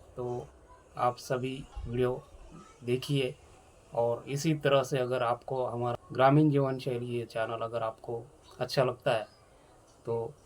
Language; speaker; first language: Hindi; non-native, local second language; Marathi